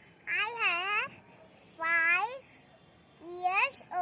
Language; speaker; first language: English; non-native, learner; Bangla